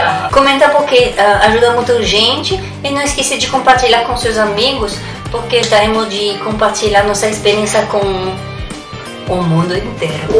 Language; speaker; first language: Portuguese; non-native, learner; French